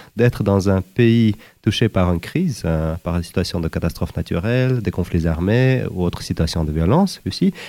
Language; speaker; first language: French; non-native, fluent; Uzbek